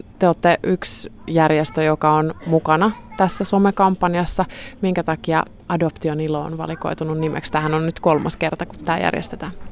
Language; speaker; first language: Finnish; native; Finnish